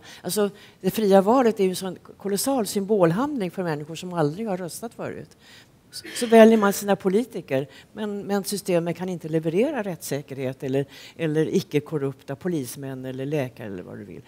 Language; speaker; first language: Swedish; native; Swedish